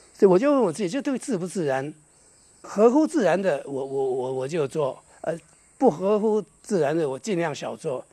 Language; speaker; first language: Chinese; non-native, local second language; Hakka Chinese